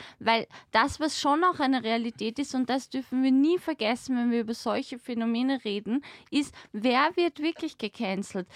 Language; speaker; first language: German; native; German